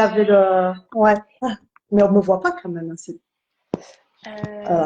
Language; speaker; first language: French; native; French